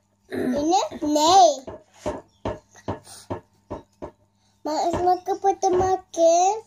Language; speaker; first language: Dutch; early bilingual, other home language; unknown